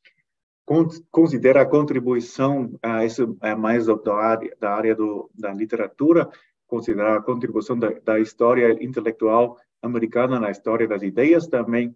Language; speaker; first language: Portuguese; non-native, fluent; German